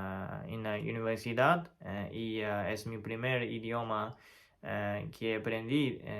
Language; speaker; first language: Spanish; non-native, fluent; Chinese